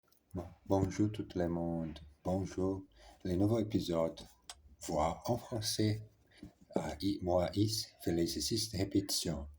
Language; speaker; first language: French; non-native, learner; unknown